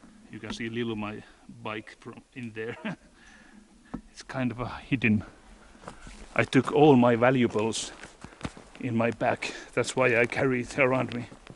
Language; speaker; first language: English; non-native, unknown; Finnish